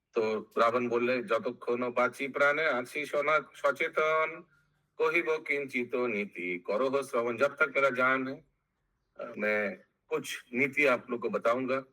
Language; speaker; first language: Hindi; non-native, local second language; Bangla